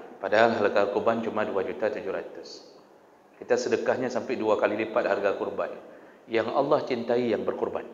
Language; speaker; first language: Malay; non-native, local second language; Achinese